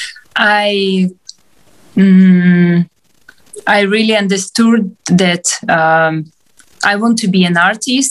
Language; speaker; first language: English; non-native, fluent; Ukrainian